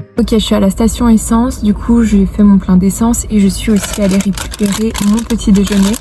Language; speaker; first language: French; native; French